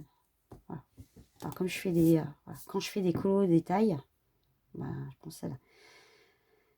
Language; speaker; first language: French; native; French